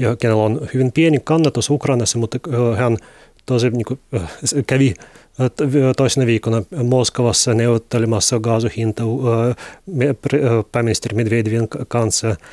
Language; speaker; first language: Finnish; non-native, learner; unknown